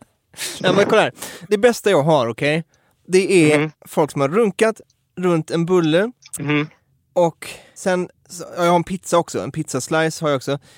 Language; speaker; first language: Swedish; native; Swedish